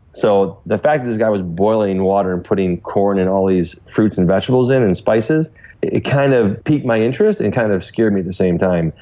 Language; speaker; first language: English; native; English